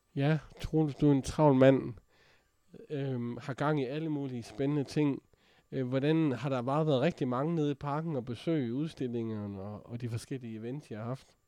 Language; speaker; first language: Danish; native; Danish